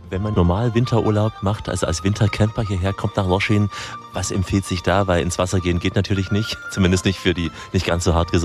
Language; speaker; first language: German; native; German